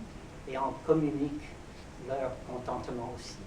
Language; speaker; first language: French; non-native, fluent; English